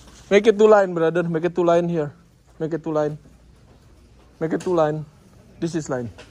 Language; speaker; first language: English; non-native, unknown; Indonesian